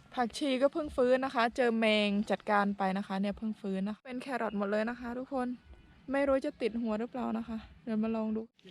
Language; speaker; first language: Thai; native; Thai